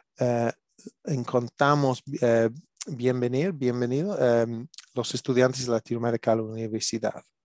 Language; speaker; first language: Spanish; non-native, learner; English